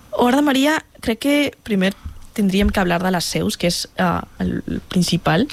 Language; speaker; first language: Catalan; non-native, fluent; Spanish